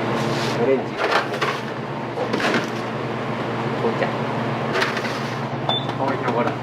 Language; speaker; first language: Japanese; native; Japanese